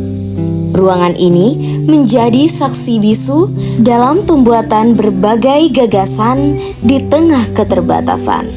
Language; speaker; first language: Indonesian; native; Indonesian